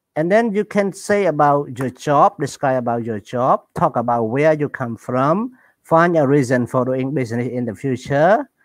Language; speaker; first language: English; non-native, learner; Khmer